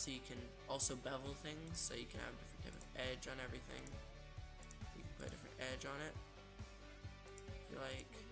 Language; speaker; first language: English; native; English